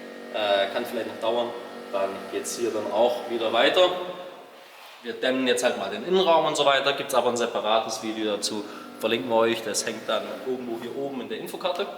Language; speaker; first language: German; native; German